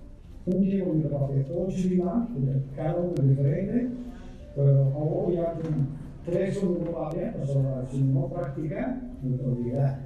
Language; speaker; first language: Spanish; non-native, learner; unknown